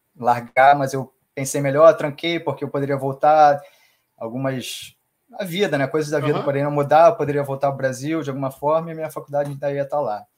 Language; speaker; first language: Portuguese; native; Portuguese